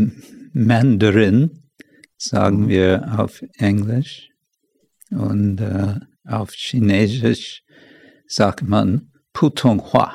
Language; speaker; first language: German; non-native, fluent; English